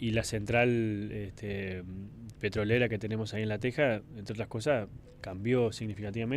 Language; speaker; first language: Spanish; native; Spanish